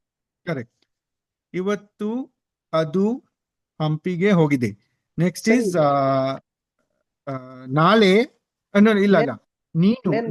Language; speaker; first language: Kannada; non-native, learner; English